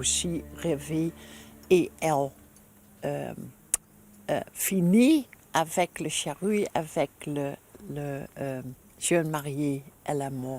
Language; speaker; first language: French; non-native, learner; Dutch